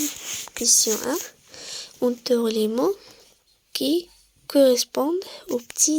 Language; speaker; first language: French; non-native, local second language; Arabic